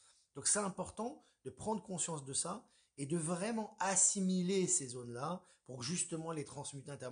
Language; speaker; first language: French; native; French